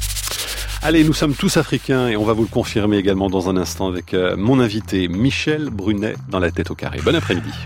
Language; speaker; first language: French; native; French